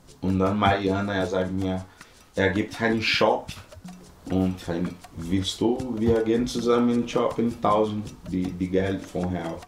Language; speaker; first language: German; non-native, learner; Portuguese